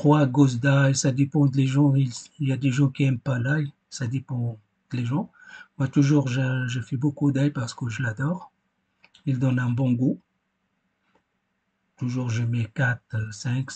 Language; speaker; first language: French; non-native, fluent; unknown